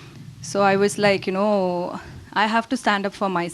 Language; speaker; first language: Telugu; non-native, learner; Tamil